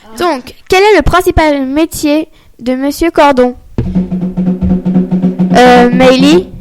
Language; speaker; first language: French; native; French